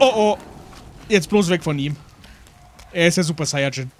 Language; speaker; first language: German; native; German